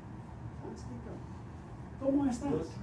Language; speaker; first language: Spanish; non-native, fluent; English